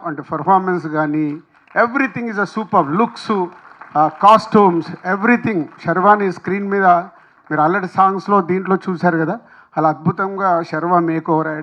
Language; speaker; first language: Telugu; native; Telugu